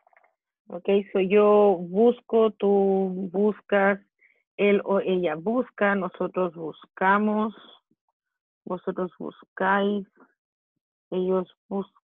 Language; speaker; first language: Spanish; non-native, fluent; English